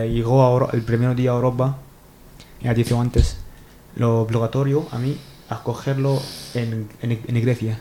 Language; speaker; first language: Spanish; non-native, learner; Arabic